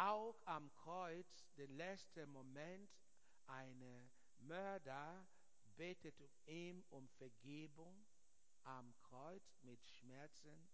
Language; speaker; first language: German; non-native, learner; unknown